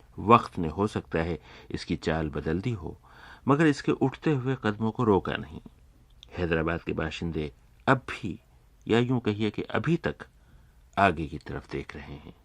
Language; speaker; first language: Urdu; native; Urdu